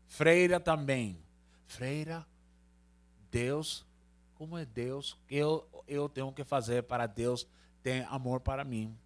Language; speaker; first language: Portuguese; non-native, learner; Spanish